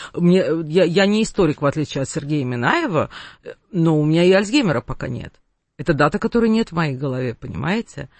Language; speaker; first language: Russian; non-native, local second language; Armenian